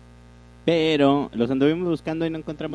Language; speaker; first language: Spanish; native; Spanish